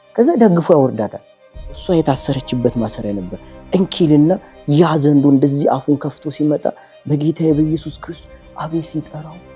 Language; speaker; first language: Amharic; native; Amharic